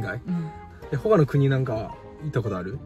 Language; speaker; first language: Japanese; non-native, fluent; Chinese